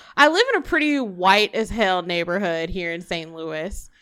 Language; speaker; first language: English; native; English